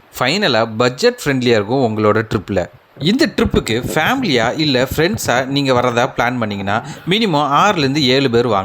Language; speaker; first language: Tamil; native; Tamil